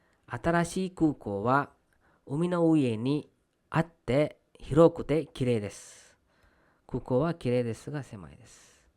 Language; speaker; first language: Japanese; non-native, fluent; Kannada